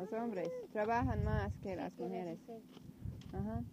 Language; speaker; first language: Spanish; non-native, learner; English